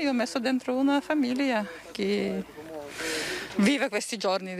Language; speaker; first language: Italian; non-native, learner; Ukrainian